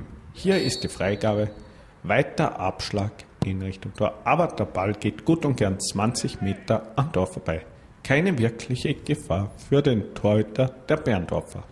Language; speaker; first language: German; native; German